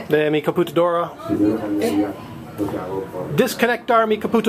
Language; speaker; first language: Spanish; non-native, learner; English